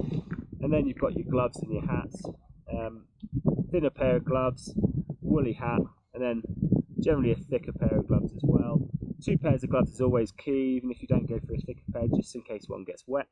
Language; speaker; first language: English; native; English